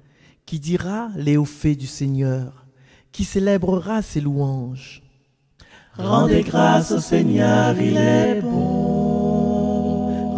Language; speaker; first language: French; non-native, local second language; Malagasy